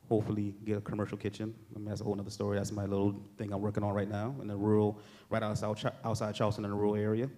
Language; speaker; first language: English; native; English